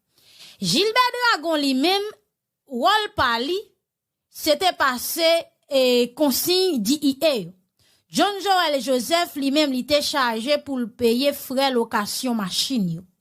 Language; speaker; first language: Haitian Creole; native; Haitian Creole